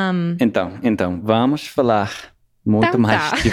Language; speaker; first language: Portuguese; non-native, learner; English